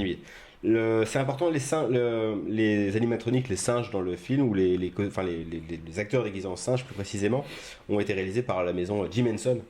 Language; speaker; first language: French; native; French